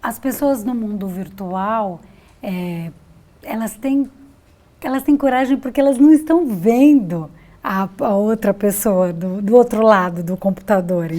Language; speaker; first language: Portuguese; native; Portuguese